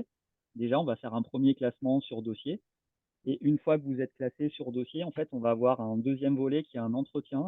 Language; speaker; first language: French; native; French